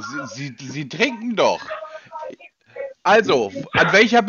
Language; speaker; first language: German; native; German